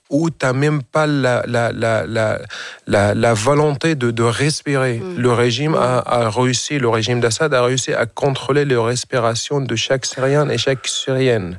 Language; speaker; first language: French; non-native, fluent; Arabic